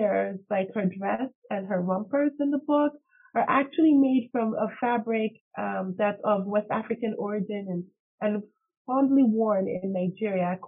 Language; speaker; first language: English; non-native, local second language; Igbo